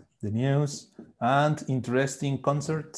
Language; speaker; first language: English; non-native, fluent; Spanish